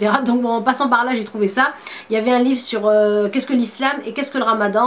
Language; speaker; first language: French; native; French